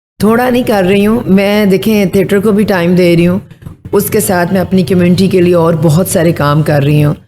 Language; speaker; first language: Urdu; non-native, local second language; Punjabi